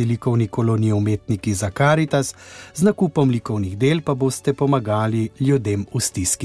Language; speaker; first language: Slovenian; native; Slovenian